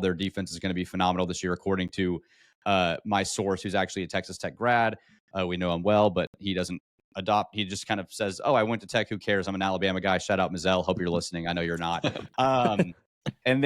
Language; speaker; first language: English; native; English